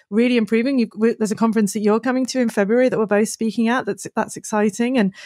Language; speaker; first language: English; native; English